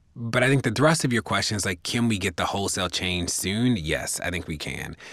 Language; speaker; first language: English; native; English